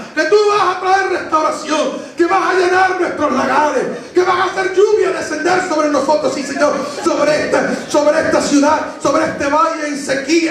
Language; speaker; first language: Spanish; native; Spanish